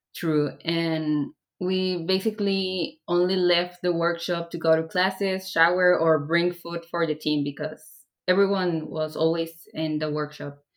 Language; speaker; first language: English; non-native, fluent; Persian